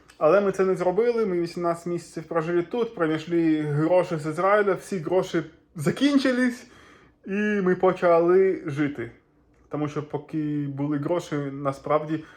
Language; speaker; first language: Ukrainian; non-native, local second language; Russian